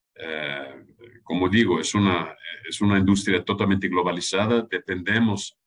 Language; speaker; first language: Spanish; non-native, fluent; German